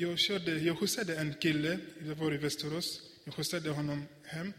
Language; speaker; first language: Swedish; non-native, fluent; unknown